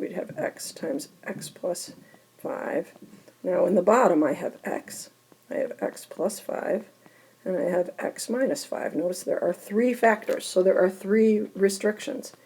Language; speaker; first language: English; native; English